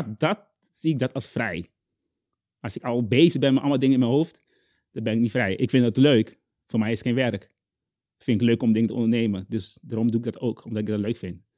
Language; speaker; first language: Dutch; non-native, local second language; Papiamento